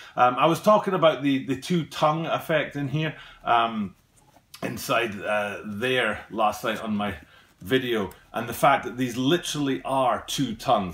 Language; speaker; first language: English; native; English